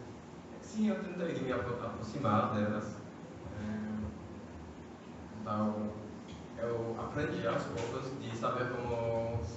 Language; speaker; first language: Portuguese; non-native, fluent; French